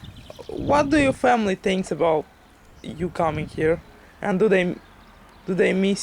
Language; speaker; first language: English; non-native, fluent; Romanian